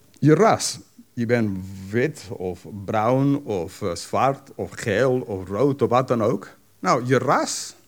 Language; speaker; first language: Dutch; non-native, fluent; English